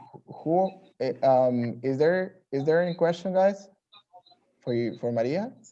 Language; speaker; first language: English; non-native, fluent; Spanish